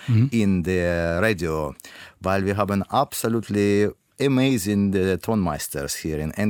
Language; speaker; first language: German; non-native, learner; Russian